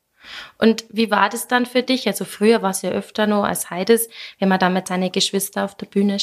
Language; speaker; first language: German; native; German